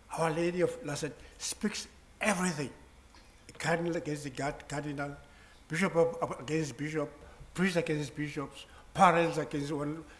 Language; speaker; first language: English; non-native, local second language; Southern Sotho